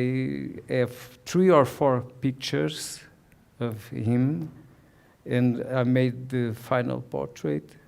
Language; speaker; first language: English; non-native, learner; Portuguese